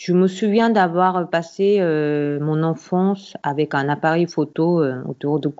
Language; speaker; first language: French; non-native, fluent; Korean